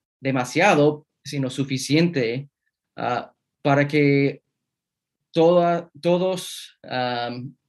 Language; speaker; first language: Spanish; non-native, fluent; English